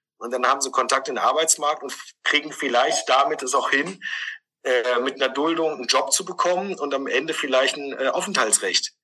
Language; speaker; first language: German; early bilingual, other home language; Greek